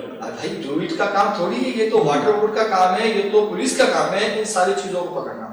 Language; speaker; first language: Urdu; non-native, local second language; Pashto